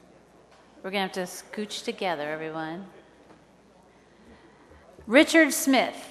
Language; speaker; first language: English; native; English